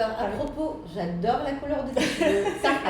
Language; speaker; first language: French; non-native, local second language; Arabic